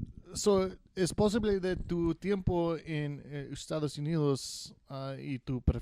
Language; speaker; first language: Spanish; non-native, learner; English